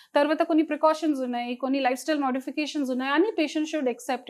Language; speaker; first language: Telugu; non-native, fluent; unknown